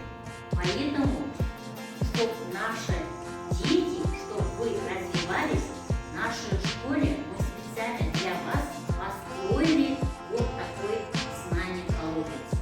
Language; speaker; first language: Russian; non-native, local second language; Kazakh